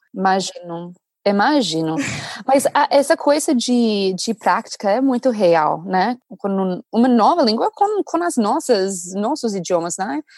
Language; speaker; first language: Portuguese; non-native, fluent; English